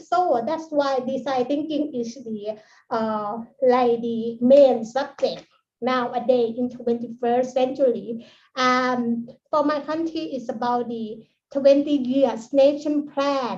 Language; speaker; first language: English; non-native, learner; Thai